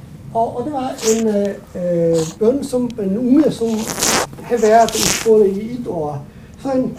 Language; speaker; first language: Danish; non-native, fluent; Italian